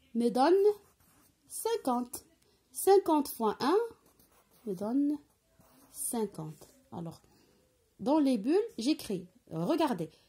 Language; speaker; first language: French; non-native, local second language; Arabic